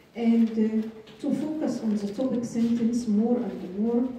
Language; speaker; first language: English; non-native, fluent; Arabic